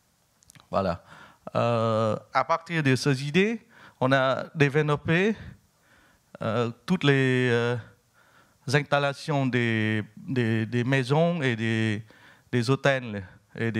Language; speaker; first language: French; non-native, fluent; Vietnamese